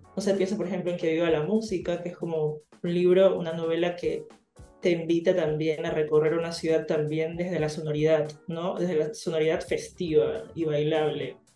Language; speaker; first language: Spanish; native; Spanish